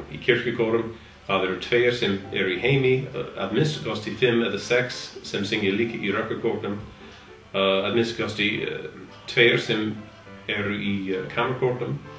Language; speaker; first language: Icelandic; non-native, learner; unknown